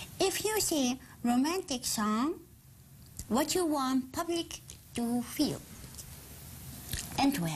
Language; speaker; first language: English; non-native, learner; Dutch